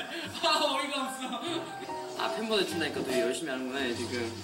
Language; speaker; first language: Korean; native; Korean